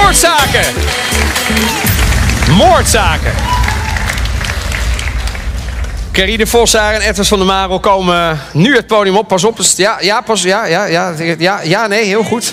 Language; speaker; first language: Dutch; native; Dutch